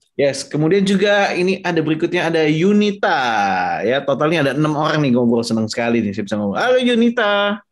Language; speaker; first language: Indonesian; native; Indonesian